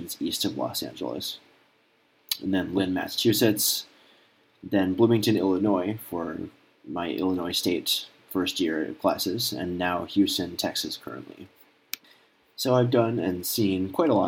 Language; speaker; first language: English; native; English